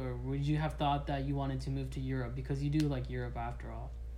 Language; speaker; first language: English; early bilingual, other home language; Japanese